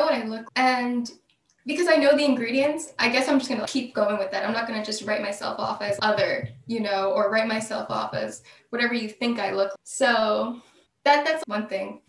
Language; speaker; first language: English; native; English